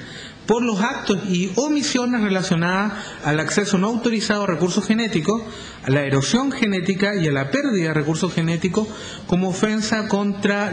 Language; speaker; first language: Spanish; native; Spanish